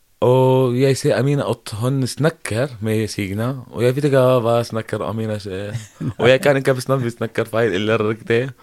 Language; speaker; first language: Norwegian; non-native, learner; Arabic